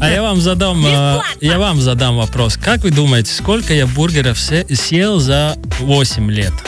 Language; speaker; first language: Russian; non-native, local second language; Latvian